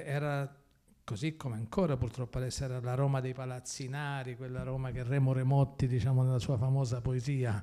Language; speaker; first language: Italian; native; Italian